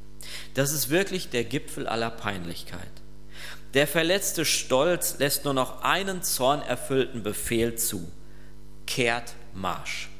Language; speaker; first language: German; native; German